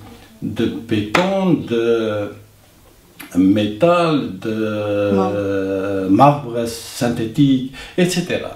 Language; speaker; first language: French; non-native, learner; Armenian